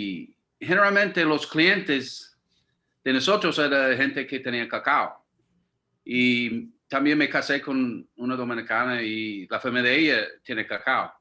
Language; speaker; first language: Spanish; non-native, fluent; English